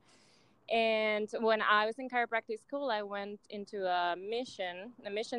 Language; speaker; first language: English; non-native, fluent; Spanish